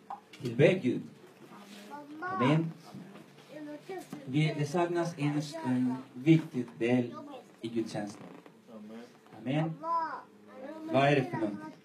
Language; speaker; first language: Swedish; non-native, fluent; Spanish